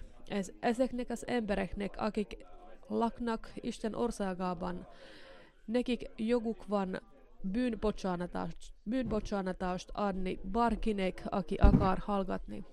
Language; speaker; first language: Hungarian; non-native, learner; Finnish